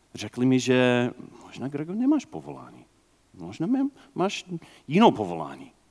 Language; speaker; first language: Czech; non-native, fluent; English